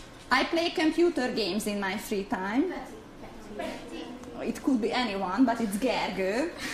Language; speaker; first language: English; non-native, fluent; Hungarian